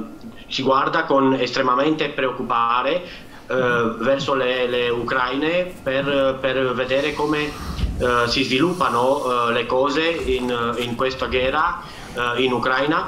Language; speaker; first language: Italian; non-native, fluent; Romanian